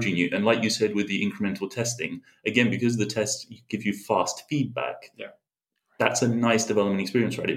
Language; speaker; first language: English; native; English